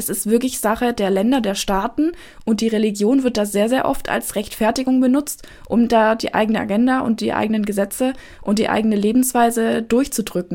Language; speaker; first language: German; native; German